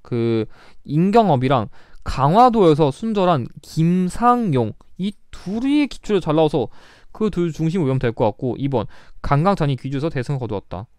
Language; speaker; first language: Korean; native; Korean